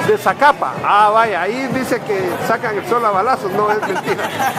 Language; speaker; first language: Spanish; native; Spanish